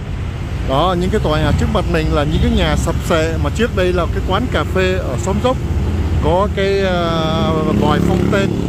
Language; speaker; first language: Vietnamese; native; Vietnamese